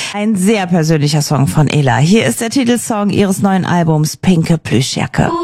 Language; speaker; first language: German; native; German